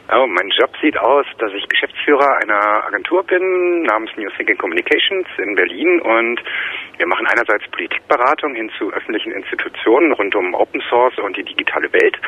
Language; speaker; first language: German; native; German